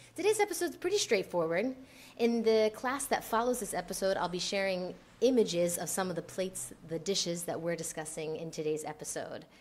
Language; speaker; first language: English; native; English